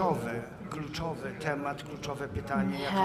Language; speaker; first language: Polish; native; Polish